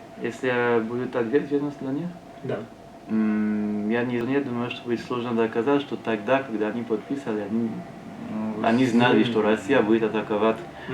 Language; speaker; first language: Russian; non-native, learner; French